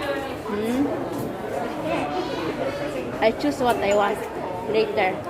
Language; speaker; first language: English; non-native, learner; Filipino